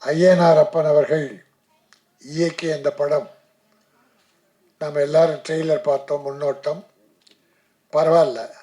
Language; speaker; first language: Tamil; native; Tamil